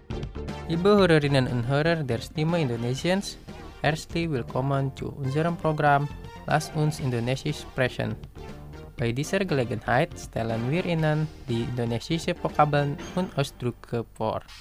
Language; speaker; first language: German; non-native, fluent; Indonesian